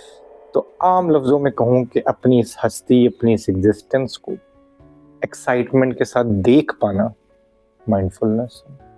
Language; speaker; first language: Hindi; non-native, local second language; Punjabi